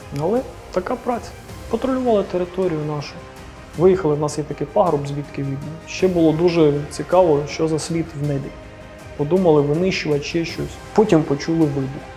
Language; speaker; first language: Ukrainian; non-native, local second language; Russian